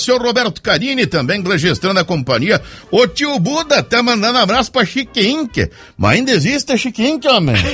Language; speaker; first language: Portuguese; native; Portuguese